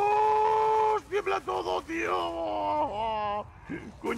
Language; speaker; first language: Spanish; native; Spanish